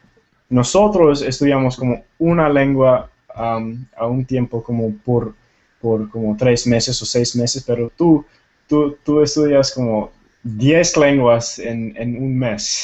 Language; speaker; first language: Spanish; non-native, fluent; Tamil